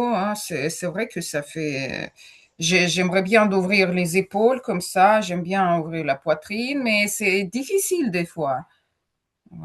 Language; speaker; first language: French; non-native, fluent; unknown